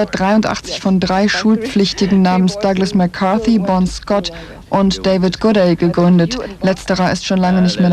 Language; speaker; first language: German; native; German